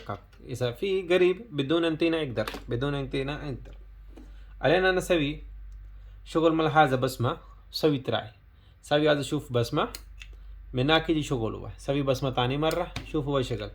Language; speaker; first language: Arabic; non-native, learner; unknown